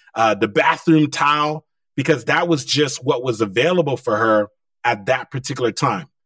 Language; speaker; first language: English; early bilingual, other home language; Haitian Creole